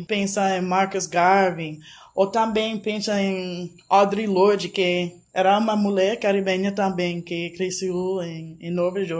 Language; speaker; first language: Portuguese; non-native, fluent; English